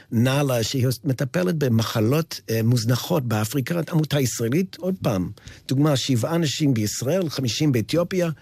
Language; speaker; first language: Hebrew; non-native, fluent; English